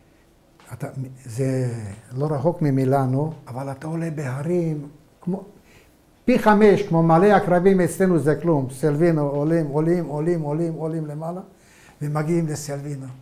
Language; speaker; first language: Hebrew; non-native, fluent; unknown